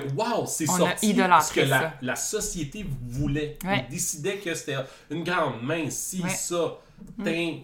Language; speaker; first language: French; native; French